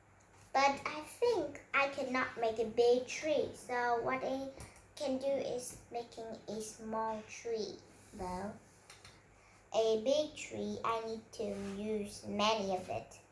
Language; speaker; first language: English; non-native, learner; Vietnamese